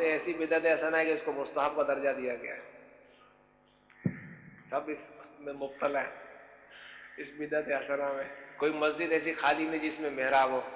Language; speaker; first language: Urdu; native; Urdu